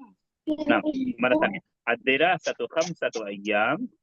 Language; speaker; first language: Arabic; non-native, fluent; Urdu